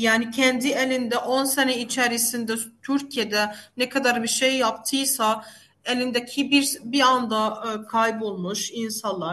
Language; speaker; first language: Turkish; non-native, fluent; Arabic